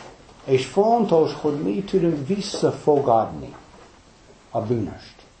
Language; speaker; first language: Hungarian; non-native, fluent; English